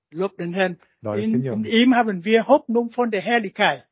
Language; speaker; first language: German; non-native, learner; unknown